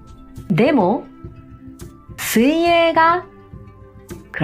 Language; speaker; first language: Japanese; non-native, fluent; Korean